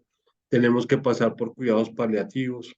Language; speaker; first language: Spanish; native; Spanish